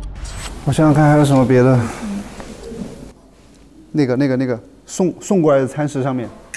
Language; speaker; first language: Chinese; native; Chinese